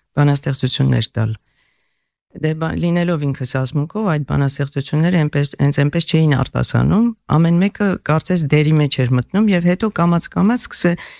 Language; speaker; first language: Armenian; native; Armenian